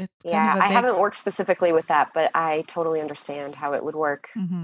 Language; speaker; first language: English; native; English